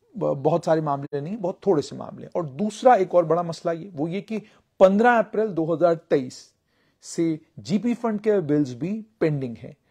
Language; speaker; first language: Hindi; non-native, local second language; Kashmiri